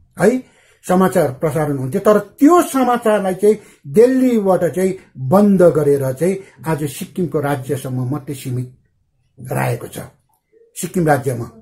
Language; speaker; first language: Nepali; native; Nepali